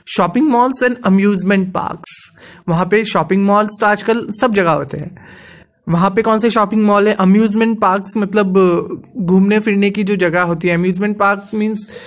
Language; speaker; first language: Hindi; non-native, local second language; Gujarati